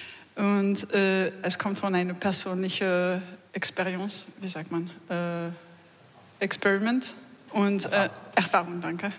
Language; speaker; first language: German; non-native, learner; French